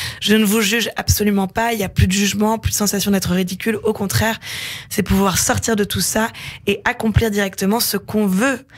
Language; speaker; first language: French; native; French